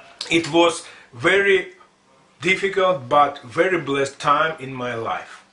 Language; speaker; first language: English; non-native, fluent; Russian